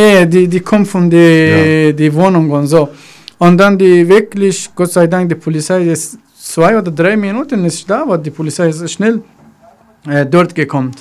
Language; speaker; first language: German; non-native, learner; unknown